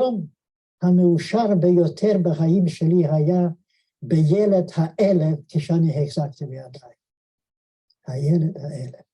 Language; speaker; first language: Hebrew; non-native, fluent; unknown